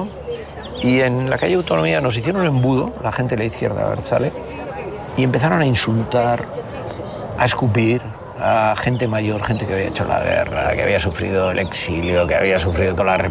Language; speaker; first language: Spanish; native; Spanish